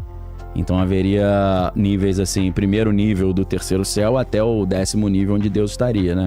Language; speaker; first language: Portuguese; native; Portuguese